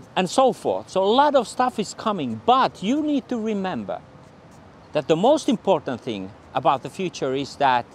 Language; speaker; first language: English; non-native, fluent; Finnish